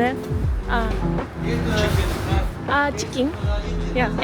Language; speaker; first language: English; non-native, learner; Japanese